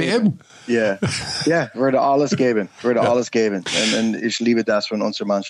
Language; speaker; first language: German; non-native, learner; English